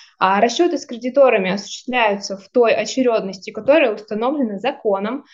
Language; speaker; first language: Russian; native; Russian